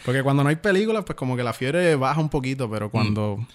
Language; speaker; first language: Spanish; native; Spanish